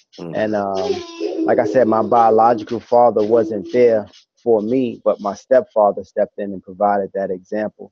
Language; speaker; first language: English; native; English